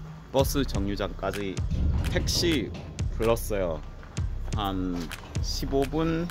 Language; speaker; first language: Korean; non-native, fluent; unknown